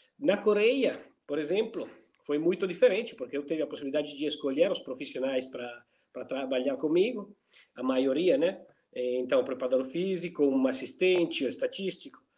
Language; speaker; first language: Portuguese; non-native, fluent; Italian